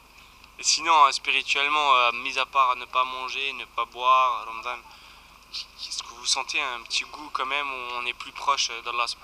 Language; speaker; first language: French; native; French